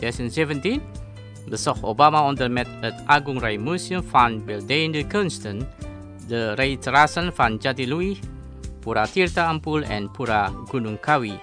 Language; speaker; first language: Dutch; non-native, learner; Indonesian